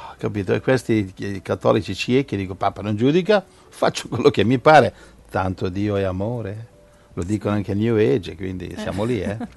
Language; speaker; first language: Italian; native; Italian